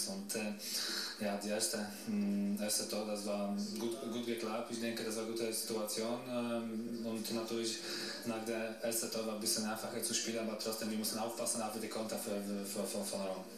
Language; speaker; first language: German; non-native, fluent; Polish